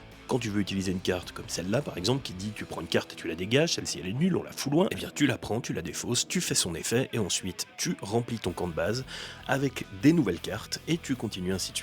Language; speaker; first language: French; native; French